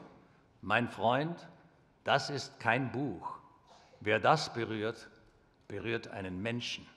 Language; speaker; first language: German; native; German